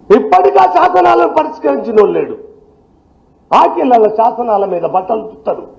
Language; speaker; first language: Telugu; native; Telugu